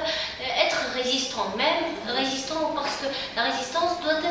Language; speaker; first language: French; non-native, local second language; Arabic